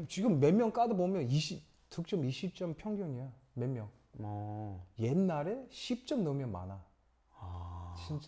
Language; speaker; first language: Korean; early bilingual, other home language; English